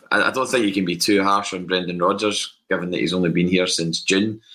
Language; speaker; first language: English; native; English